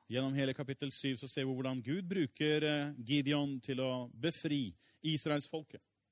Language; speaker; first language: Norwegian; native; Norwegian